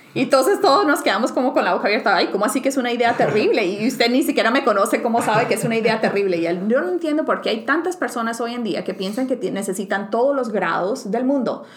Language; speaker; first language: Spanish; native; Spanish